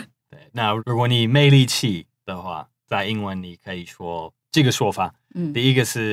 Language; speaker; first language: Chinese; non-native, fluent; English